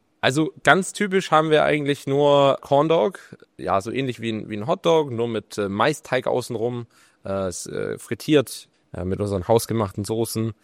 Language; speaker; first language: German; native; German